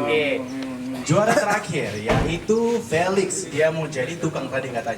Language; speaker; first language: Malay; native; Malay